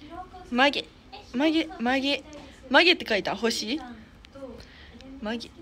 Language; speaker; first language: Japanese; native; Japanese